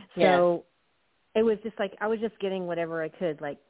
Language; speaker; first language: English; native; English